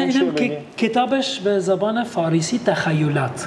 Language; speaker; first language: Persian; non-native, fluent; Albanian